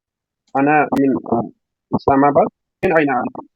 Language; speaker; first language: Arabic; non-native, learner; Urdu